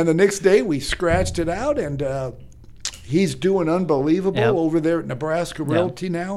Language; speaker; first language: English; native; English